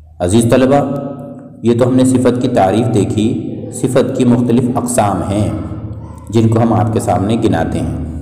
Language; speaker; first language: Urdu; native; Urdu